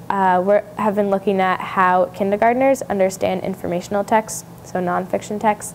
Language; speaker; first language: English; native; English